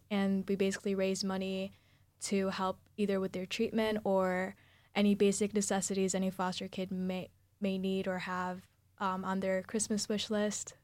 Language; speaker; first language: English; early bilingual, other home language; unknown